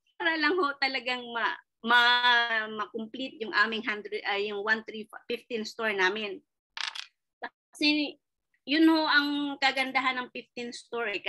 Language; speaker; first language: Filipino; non-native, local second language; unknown